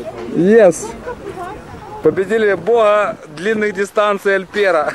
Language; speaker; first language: Russian; native; Russian